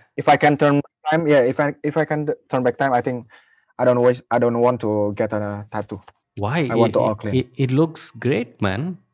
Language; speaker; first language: English; non-native, learner; Indonesian